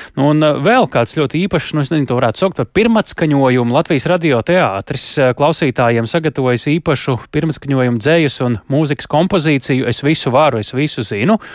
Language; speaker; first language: Latvian; native; Latvian